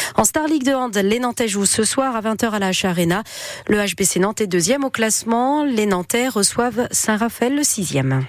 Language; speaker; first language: French; native; French